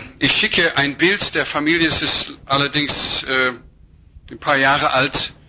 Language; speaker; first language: German; non-native, fluent; English